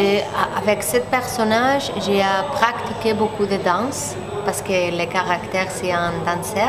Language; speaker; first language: French; non-native, learner; Spanish